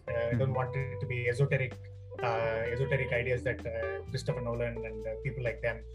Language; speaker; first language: English; non-native, local second language; Tamil